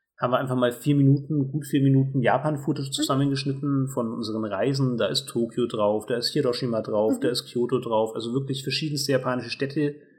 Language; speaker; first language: German; native; German